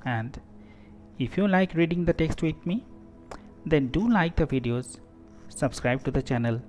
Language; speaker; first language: English; non-native, local second language; Bangla